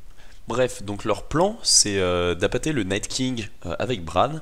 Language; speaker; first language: French; native; French